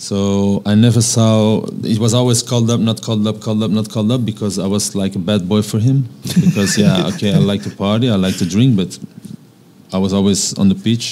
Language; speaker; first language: English; non-native, fluent; Dutch